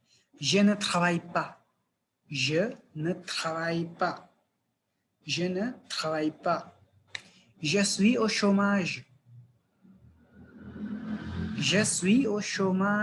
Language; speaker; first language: French; non-native, fluent; Hindi